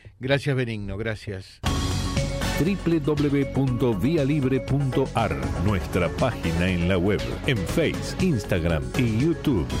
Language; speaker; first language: Spanish; native; Spanish